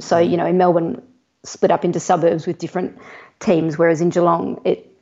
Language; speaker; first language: English; native; English